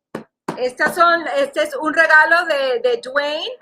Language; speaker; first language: Spanish; early bilingual, heritage; Spanish